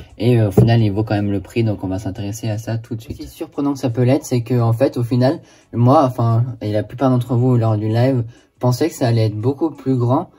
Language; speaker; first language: French; native; French